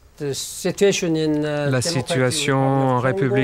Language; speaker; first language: French; non-native, learner; Korean